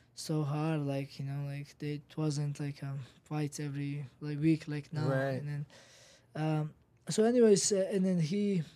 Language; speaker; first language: English; non-native, learner; Georgian